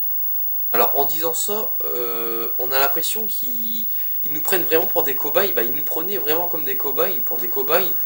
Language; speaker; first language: French; native; French